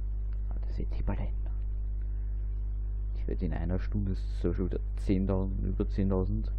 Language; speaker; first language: German; native; German